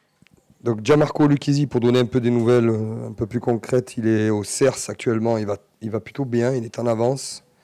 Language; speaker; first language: French; native; French